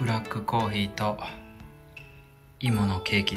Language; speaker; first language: Japanese; native; Japanese